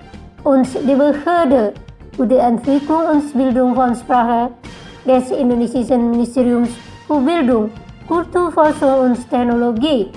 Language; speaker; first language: German; non-native, fluent; Indonesian